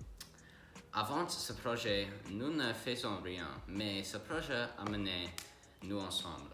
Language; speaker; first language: French; non-native, learner; English